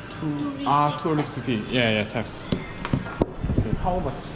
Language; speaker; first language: English; non-native, learner; Korean